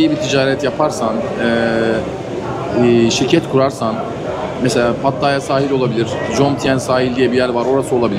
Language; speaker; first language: Turkish; native; Turkish